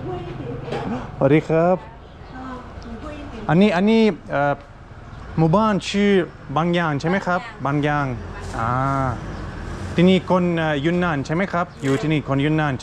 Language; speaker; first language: Thai; non-native, learner; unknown